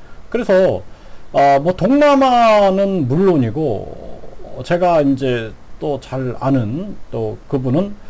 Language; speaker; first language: Korean; native; Korean